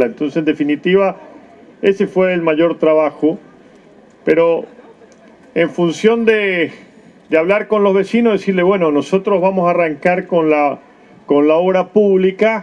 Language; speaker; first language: Spanish; native; Spanish